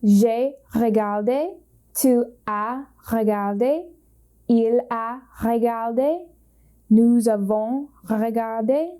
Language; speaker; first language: French; non-native, fluent; English